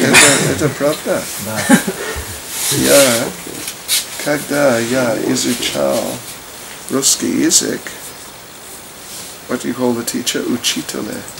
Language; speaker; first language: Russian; non-native, learner; English